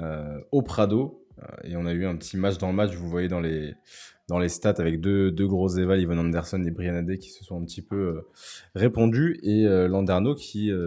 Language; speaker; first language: French; native; French